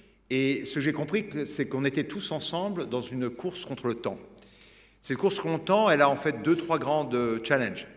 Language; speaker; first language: French; native; French